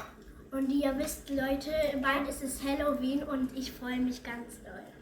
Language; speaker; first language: German; early bilingual, other home language; Serbian